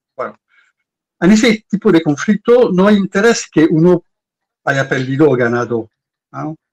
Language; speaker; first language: Spanish; non-native, fluent; Arabic